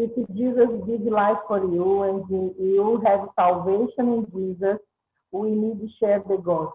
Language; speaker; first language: English; non-native, learner; Portuguese